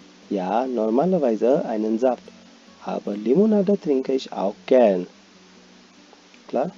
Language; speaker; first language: German; non-native, fluent; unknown